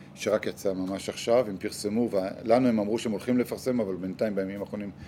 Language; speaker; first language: Hebrew; native; Hebrew